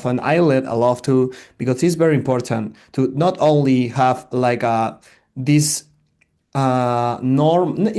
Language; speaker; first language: English; non-native, learner; Spanish